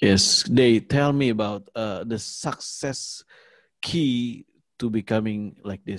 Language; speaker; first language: English; non-native, learner; Indonesian